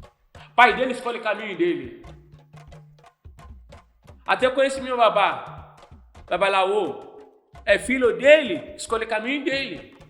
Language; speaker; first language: Portuguese; non-native, fluent; Yoruba